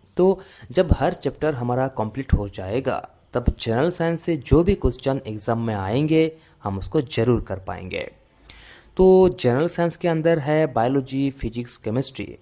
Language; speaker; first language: Hindi; non-native, local second language; Bangla